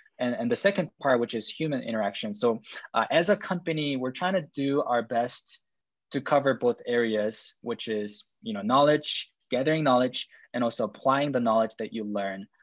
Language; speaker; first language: English; non-native, fluent; Korean